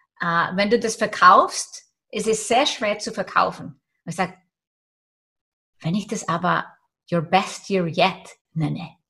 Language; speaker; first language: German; non-native, fluent; Icelandic